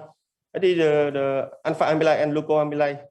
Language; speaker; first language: English; non-native, learner; Vietnamese